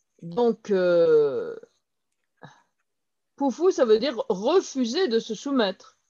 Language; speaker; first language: French; non-native, fluent; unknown